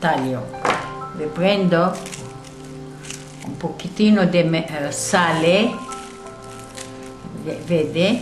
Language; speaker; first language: Italian; non-native, learner; Arabic